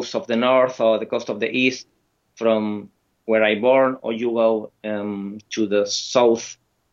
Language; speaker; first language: English; non-native, fluent; Spanish